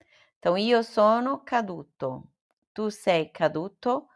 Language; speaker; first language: Italian; non-native, fluent; Portuguese